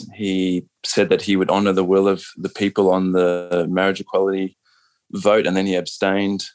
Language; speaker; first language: English; native; English